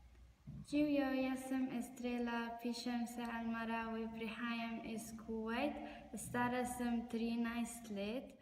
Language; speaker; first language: Slovenian; non-native, learner; Arabic